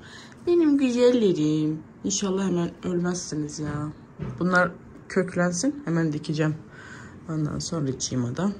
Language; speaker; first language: Turkish; native; Turkish